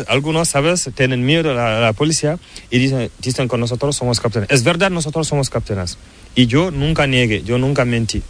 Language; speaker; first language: Spanish; non-native, learner; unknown